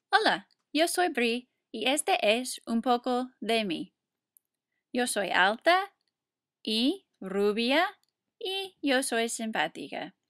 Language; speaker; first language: Spanish; non-native, fluent; English